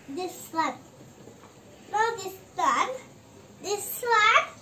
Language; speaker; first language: English; non-native, learner; Kannada